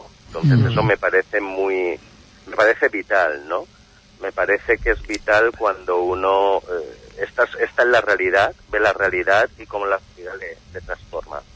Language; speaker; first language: Spanish; native; Spanish